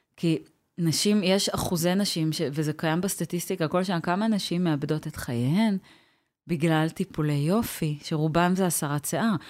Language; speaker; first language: Hebrew; native; Hebrew